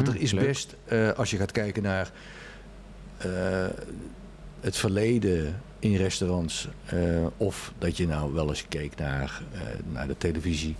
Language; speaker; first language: Dutch; native; Dutch